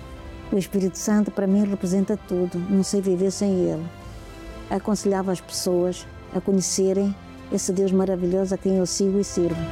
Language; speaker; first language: Portuguese; native; Portuguese